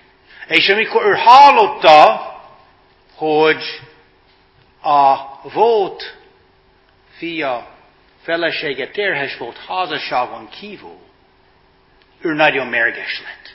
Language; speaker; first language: Hungarian; non-native, fluent; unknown